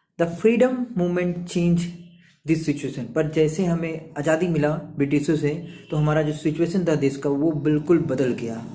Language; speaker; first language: Hindi; native; Hindi